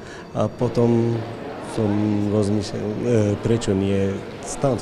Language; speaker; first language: Slovak; non-native, learner; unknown